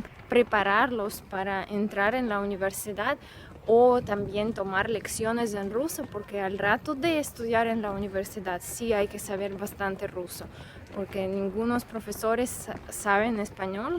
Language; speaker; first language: Spanish; non-native, fluent; Russian